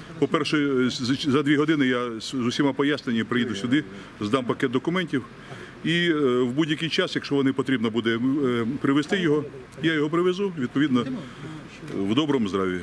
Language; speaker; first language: Ukrainian; native; Ukrainian